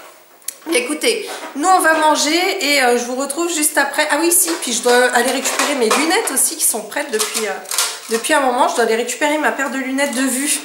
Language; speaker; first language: French; native; French